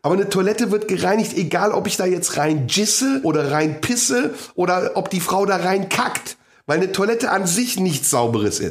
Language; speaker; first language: German; native; German